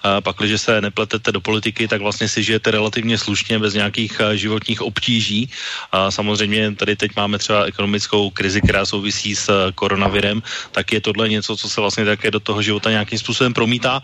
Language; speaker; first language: Czech; native; Czech